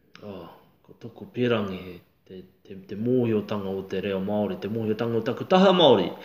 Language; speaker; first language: Māori; non-native, learner; English